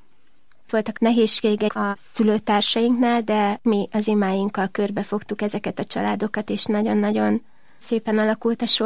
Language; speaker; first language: Hungarian; native; Hungarian